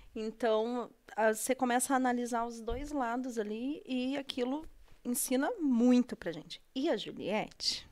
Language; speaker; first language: Portuguese; native; Portuguese